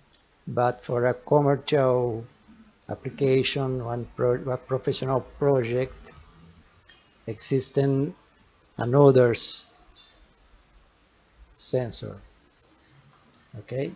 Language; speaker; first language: English; non-native, learner; Portuguese